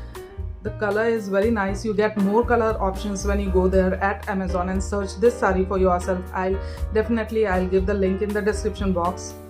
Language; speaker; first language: English; non-native, local second language; Hindi